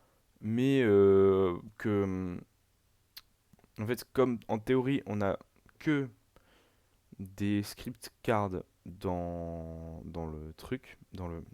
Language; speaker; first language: French; native; French